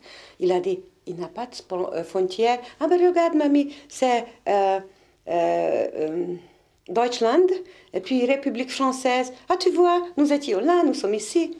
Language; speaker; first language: French; non-native, fluent; Hungarian